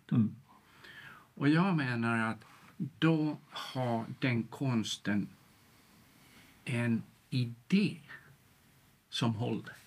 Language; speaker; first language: Swedish; non-native, local second language; Finnish